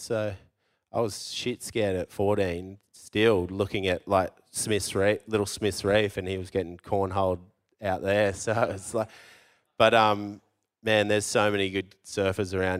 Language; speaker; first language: English; native; English